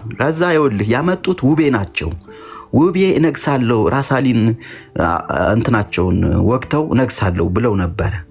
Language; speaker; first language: Amharic; native; Amharic